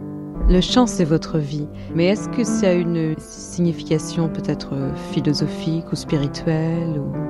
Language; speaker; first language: French; native; French